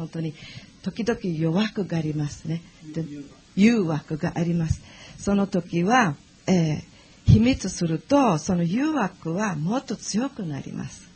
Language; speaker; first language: Japanese; non-native, learner; English